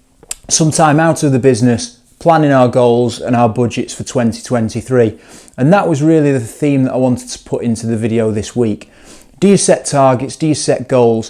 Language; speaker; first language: English; native; English